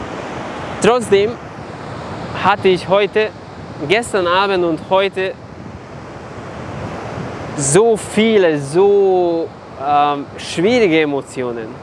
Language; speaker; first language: German; non-native, fluent; Serbian